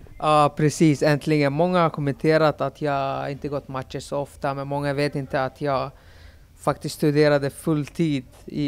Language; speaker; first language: Swedish; early bilingual, other home language; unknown